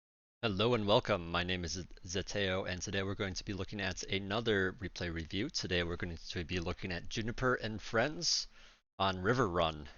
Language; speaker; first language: English; native; English